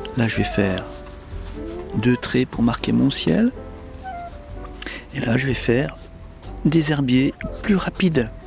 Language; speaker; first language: French; native; French